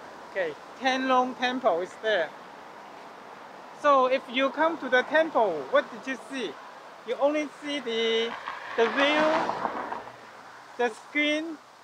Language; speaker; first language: English; non-native, learner; Chinese